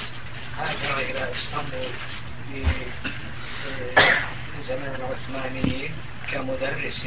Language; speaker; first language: Arabic; non-native, fluent; Turkish